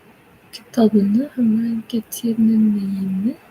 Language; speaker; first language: Turkish; non-native, learner; English